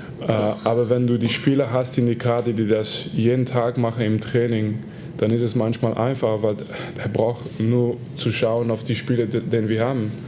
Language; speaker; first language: German; non-native, fluent; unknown